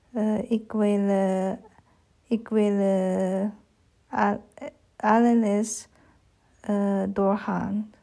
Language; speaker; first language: Dutch; non-native, learner; German